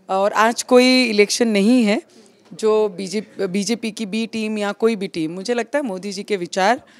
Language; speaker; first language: Hindi; non-native, local second language; Marathi